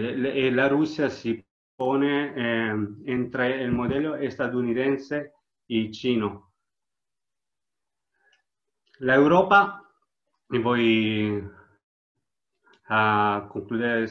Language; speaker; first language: Spanish; non-native, learner; Italian